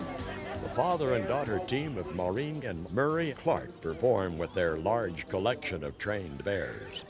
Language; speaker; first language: English; native; English